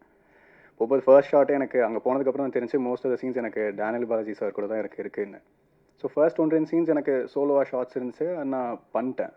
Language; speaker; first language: Tamil; non-native, fluent; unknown